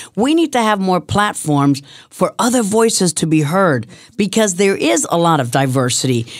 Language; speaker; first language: English; early bilingual, other home language; Spanish